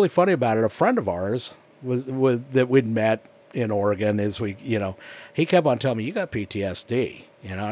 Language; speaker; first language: English; native; English